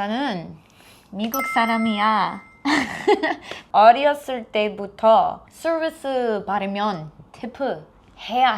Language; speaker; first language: Korean; non-native, learner; English